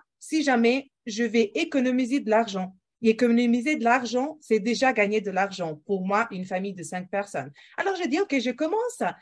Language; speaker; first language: French; non-native, fluent; Portuguese